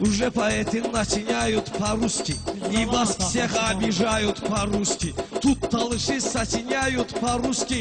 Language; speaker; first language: Russian; non-native, learner; Azerbaijani